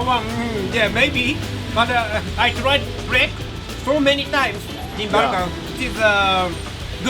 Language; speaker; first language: English; non-native, learner; Japanese